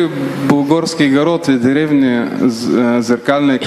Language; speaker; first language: Russian; non-native, learner; Bulgarian